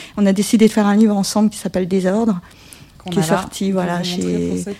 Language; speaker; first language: French; native; French